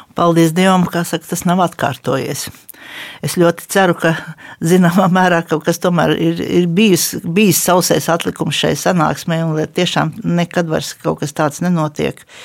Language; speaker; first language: Latvian; native; Latvian